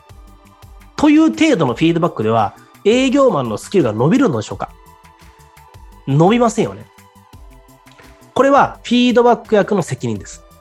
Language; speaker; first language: Japanese; native; Japanese